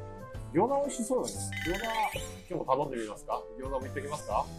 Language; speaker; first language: Japanese; native; Japanese